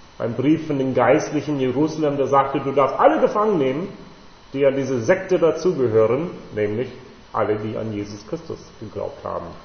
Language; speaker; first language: German; non-native, fluent; English